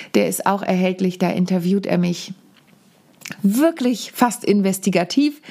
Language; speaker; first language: German; native; German